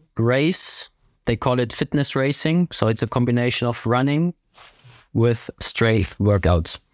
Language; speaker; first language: English; non-native, fluent; German